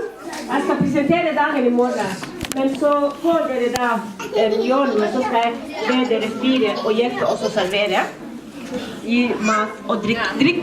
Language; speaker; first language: Swedish; non-native, fluent; Somali